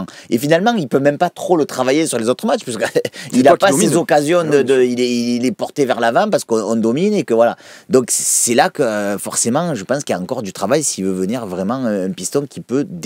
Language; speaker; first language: French; native; French